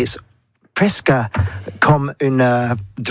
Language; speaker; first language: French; non-native, learner; English